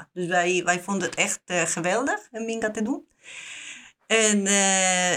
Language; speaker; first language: Dutch; non-native, learner; Spanish